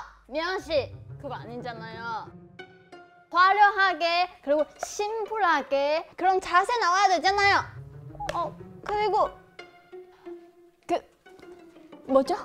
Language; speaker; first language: Korean; non-native, fluent; Chinese